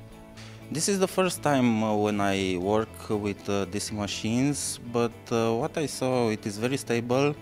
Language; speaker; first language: English; non-native, learner; Romanian